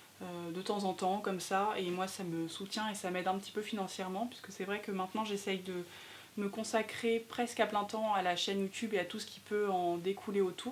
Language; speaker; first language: French; native; French